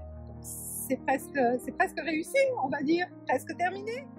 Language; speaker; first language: French; native; French